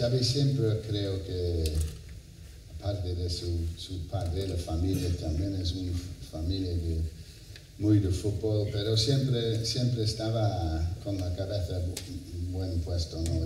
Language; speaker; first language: Spanish; non-native, fluent; English